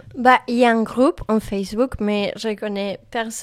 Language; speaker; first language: French; non-native, learner; Spanish